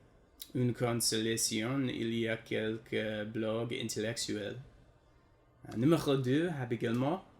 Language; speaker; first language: French; non-native, learner; English